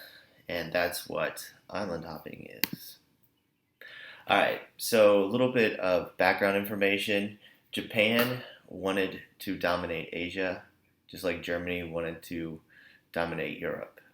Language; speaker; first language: English; native; English